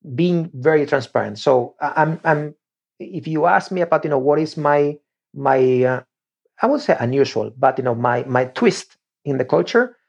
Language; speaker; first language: English; non-native, fluent; Spanish